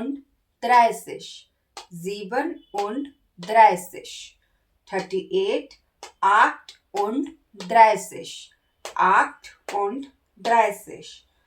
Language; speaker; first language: German; non-native, fluent; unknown